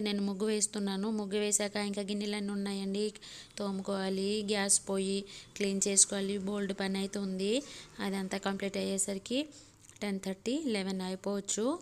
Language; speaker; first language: Telugu; non-native, local second language; Odia